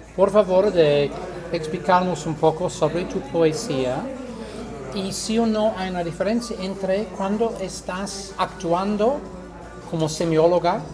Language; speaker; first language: Spanish; non-native, fluent; English